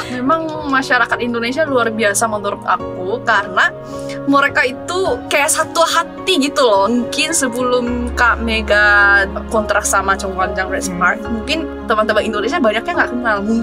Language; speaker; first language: Indonesian; non-native, fluent; Korean